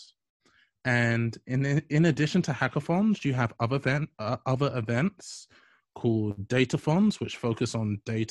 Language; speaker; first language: English; native; English